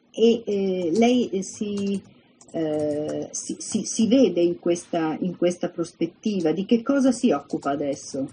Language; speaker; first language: Italian; native; Italian